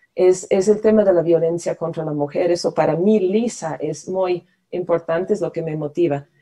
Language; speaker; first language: Spanish; non-native, fluent; English